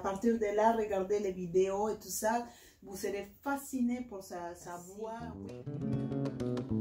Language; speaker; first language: French; non-native, fluent; Spanish